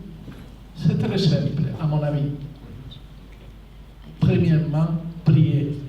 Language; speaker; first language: French; non-native, fluent; Spanish